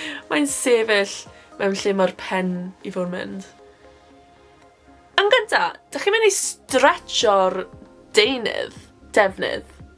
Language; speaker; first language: Welsh; non-native, local second language; English